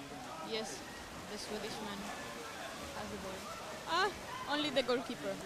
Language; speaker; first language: English; non-native, learner; Spanish